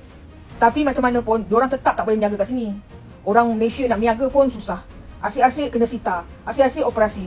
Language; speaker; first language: Malay; native; Malay